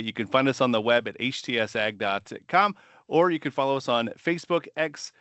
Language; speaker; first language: English; native; English